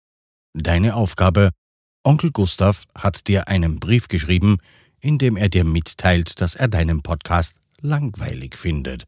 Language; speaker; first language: German; native; German